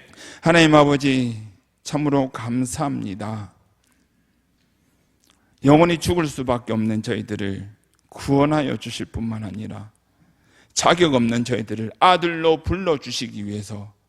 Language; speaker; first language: Korean; native; Korean